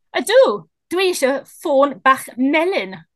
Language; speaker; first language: Welsh; non-native, learner; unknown